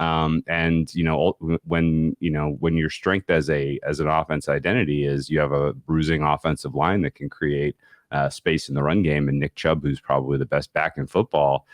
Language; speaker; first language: English; native; English